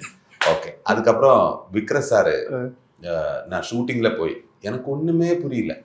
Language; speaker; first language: Tamil; non-native, learner; Malayalam